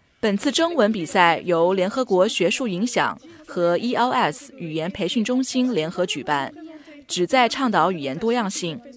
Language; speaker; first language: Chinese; native; Chinese